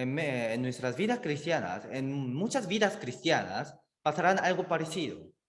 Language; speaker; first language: Spanish; native; Spanish